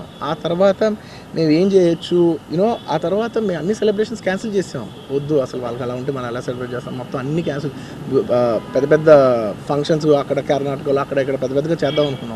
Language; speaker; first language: Telugu; native; Telugu